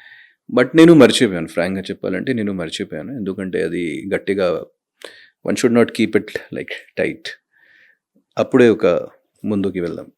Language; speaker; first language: Telugu; non-native, fluent; Hindi